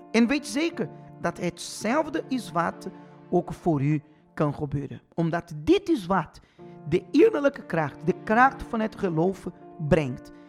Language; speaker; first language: Dutch; non-native, fluent; Portuguese